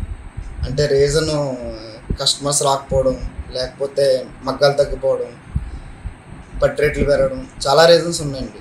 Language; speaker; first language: Telugu; native; Telugu